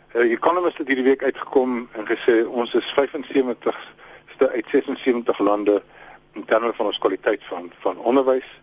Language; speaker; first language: Afrikaans; native; Afrikaans